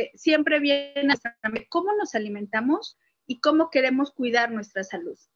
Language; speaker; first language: Spanish; native; Spanish